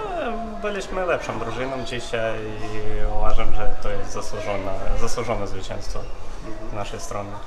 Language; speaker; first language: Polish; non-native, fluent; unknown